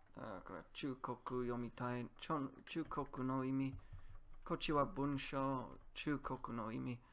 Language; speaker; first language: Japanese; non-native, learner; Polish